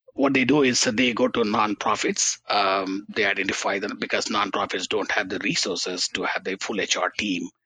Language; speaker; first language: English; non-native, local second language; Tamil